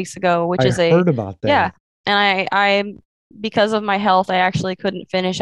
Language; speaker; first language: English; native; English